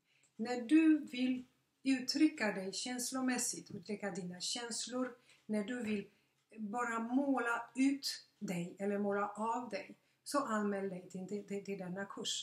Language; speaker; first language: Swedish; non-native, fluent; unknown